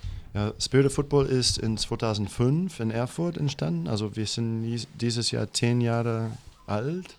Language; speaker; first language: German; non-native, fluent; English